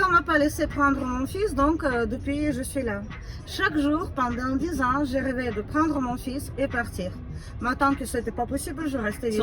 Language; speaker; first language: French; non-native, fluent; Russian